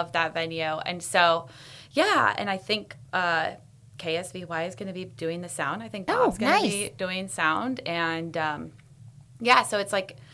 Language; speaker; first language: English; native; English